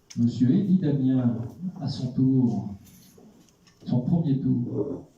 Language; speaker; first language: French; native; French